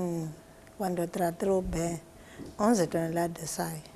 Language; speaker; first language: Portuguese; non-native, local second language; Tsonga